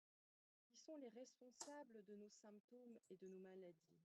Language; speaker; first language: French; native; French